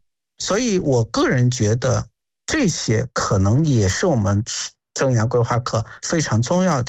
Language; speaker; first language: Chinese; native; Chinese